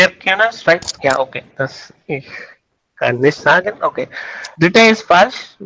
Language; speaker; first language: German; non-native, learner; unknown